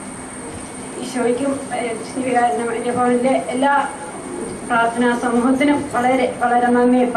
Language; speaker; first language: Malayalam; native; Malayalam